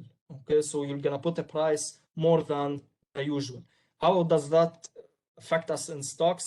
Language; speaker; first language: English; non-native, local second language; Arabic